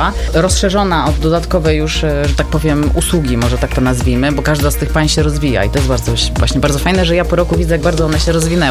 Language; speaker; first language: Polish; native; Polish